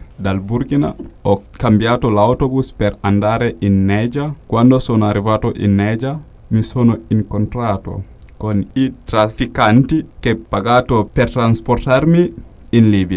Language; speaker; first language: Italian; non-native, learner; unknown